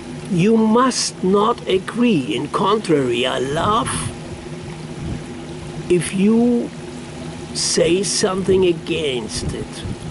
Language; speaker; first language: English; non-native, learner; German